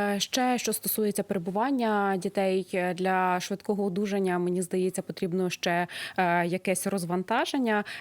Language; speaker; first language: Ukrainian; native; Ukrainian